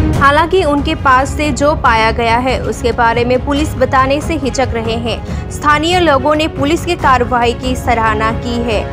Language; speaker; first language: Hindi; non-native, local second language; Bangla